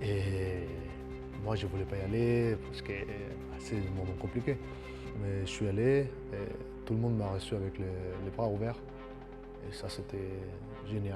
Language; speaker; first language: French; non-native, fluent; Spanish